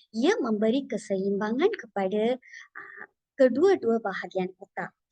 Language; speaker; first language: Malay; non-native, local second language; Tamil